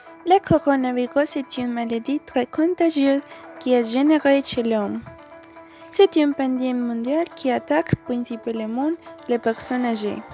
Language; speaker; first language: French; non-native, learner; Spanish